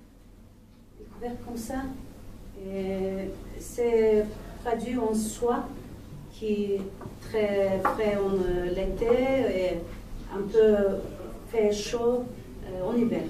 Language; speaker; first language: French; non-native, learner; Azerbaijani